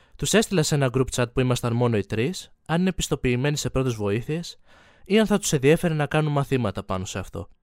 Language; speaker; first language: Greek; native; Greek